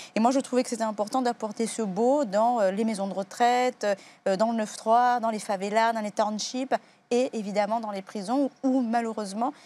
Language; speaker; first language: French; native; French